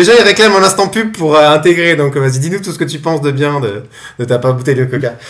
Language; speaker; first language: French; native; French